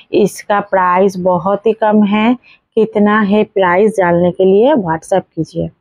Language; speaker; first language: Hindi; non-native, local second language; Bangla